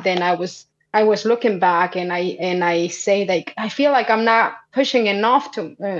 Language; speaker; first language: English; non-native, fluent; Quechua